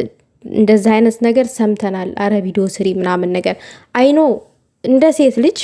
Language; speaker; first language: Amharic; native; Amharic